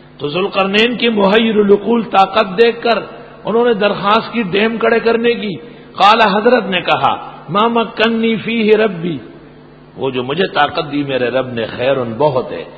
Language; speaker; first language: Urdu; non-native, local second language; Pashto